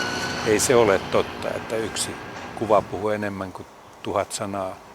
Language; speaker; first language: Finnish; native; Finnish